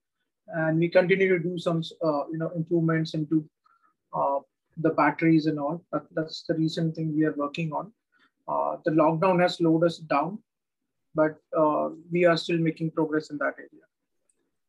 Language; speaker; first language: English; non-native, local second language; Marathi